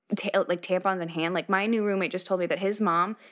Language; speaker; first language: English; native; English